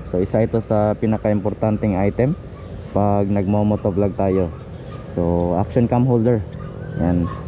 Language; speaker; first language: Filipino; non-native, local second language; Cebuano